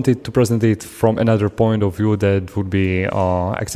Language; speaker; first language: English; non-native, fluent; Slovak